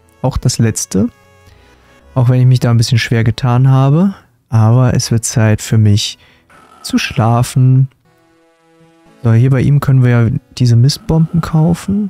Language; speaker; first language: German; native; German